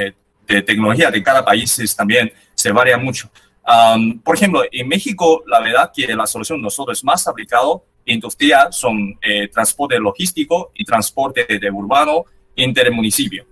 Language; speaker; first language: Spanish; non-native, fluent; Chinese